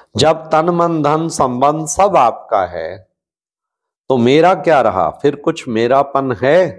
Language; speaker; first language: Hindi; native; Hindi